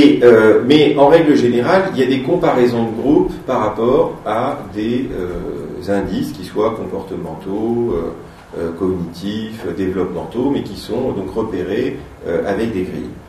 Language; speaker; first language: French; native; French